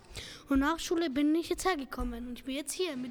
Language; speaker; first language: German; early bilingual, other home language; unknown